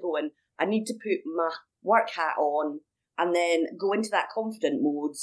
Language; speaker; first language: English; native; English